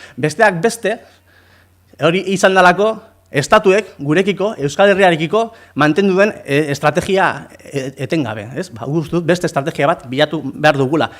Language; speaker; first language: Basque; non-native, fluent; Spanish